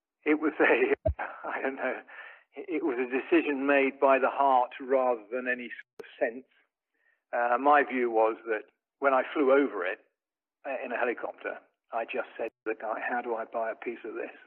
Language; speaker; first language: English; native; English